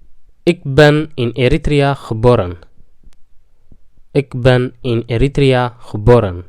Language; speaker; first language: Dutch; non-native, fluent; Tigrinya